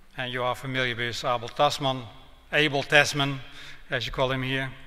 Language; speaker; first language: English; non-native, fluent; Dutch